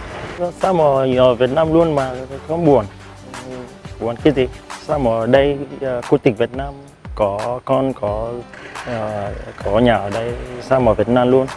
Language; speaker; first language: Vietnamese; non-native, learner; Portuguese